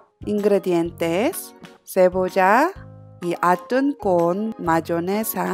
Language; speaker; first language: Spanish; non-native, learner; Korean